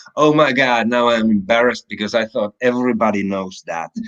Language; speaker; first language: English; non-native, fluent; Finnish